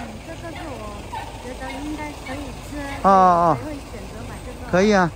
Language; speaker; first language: Chinese; non-native, fluent; Vietnamese